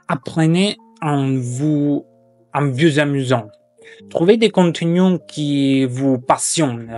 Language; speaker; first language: French; non-native, fluent; German